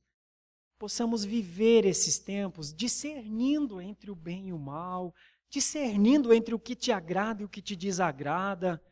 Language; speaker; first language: Portuguese; native; Portuguese